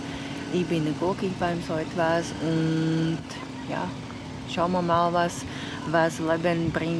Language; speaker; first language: German; non-native, learner; Slovak